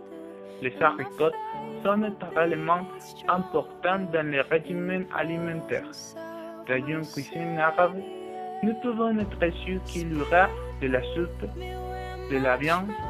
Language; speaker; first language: French; non-native, learner; Spanish